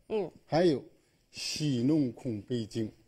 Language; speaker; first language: Chinese; native; Chinese